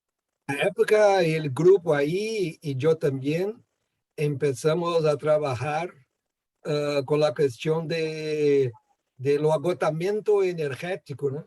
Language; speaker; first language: Spanish; non-native, fluent; Portuguese